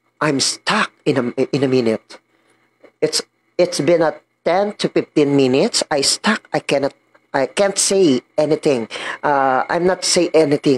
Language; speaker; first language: English; non-native, learner; Filipino